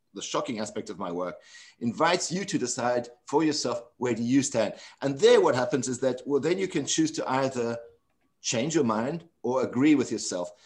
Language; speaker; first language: English; non-native, local second language; Afrikaans